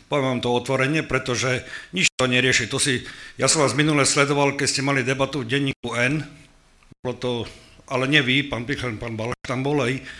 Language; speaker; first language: Slovak; native; Slovak